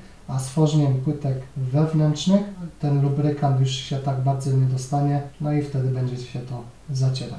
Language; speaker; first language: Polish; native; Polish